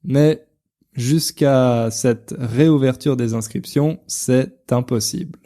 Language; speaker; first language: French; native; French